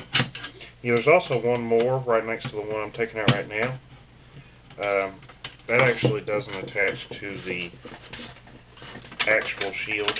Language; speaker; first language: English; native; English